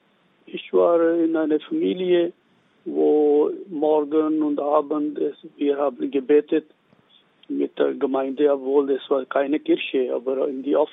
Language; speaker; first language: German; non-native, learner; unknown